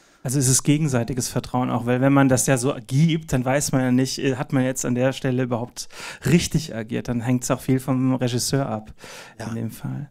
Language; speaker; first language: German; native; German